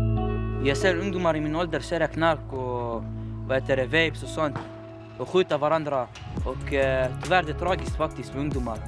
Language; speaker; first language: Swedish; early bilingual, other home language; Arabic